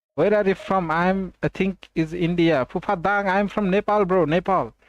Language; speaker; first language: English; non-native, local second language; Nepali